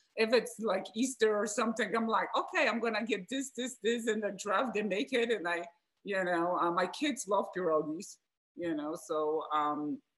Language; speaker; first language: English; non-native, fluent; Polish